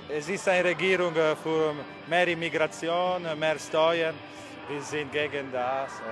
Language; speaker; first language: German; non-native, learner; Italian